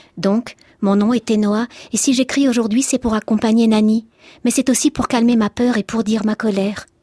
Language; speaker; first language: French; early bilingual, other home language; Arabic